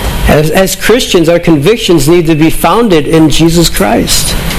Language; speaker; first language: English; native; English